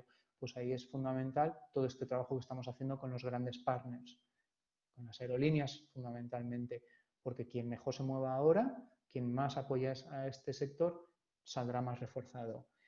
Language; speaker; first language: Spanish; native; Spanish